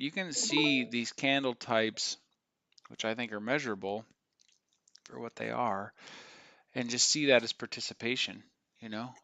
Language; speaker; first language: English; native; English